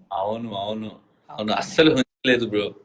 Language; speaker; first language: Telugu; non-native, learner; Hindi